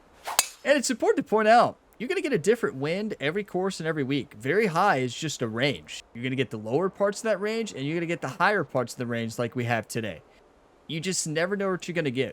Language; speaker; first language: English; native; English